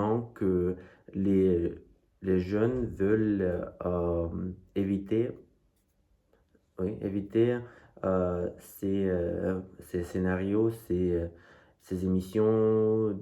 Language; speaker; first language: French; non-native, fluent; Russian